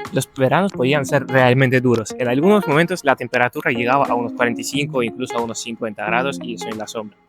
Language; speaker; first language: Spanish; non-native, fluent; Ukrainian